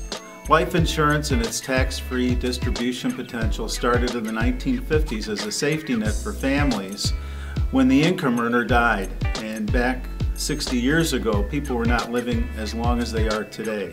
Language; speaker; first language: English; native; English